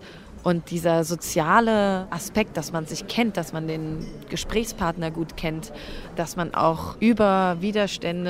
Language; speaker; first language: German; native; German